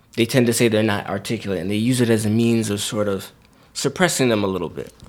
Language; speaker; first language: English; native; English